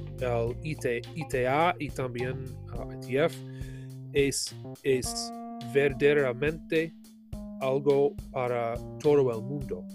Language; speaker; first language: Spanish; non-native, learner; English